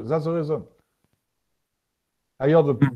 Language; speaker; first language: English; non-native, fluent; French